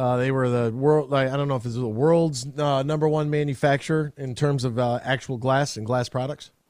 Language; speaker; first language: English; native; English